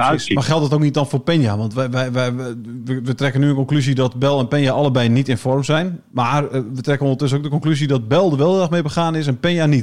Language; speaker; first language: Dutch; native; Dutch